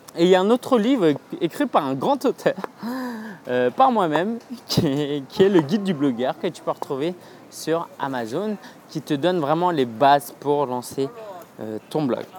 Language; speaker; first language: French; native; French